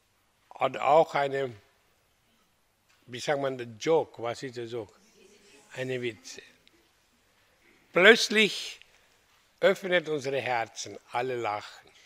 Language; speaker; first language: German; non-native, learner; Hindi